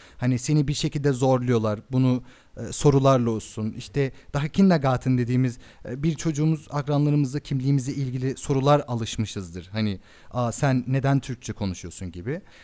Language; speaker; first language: Turkish; early bilingual, heritage; Turkish